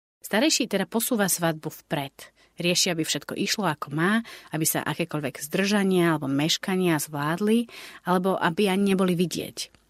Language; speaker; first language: Slovak; native; Slovak